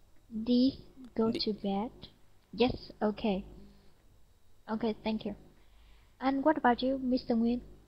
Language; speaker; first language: English; non-native, fluent; Vietnamese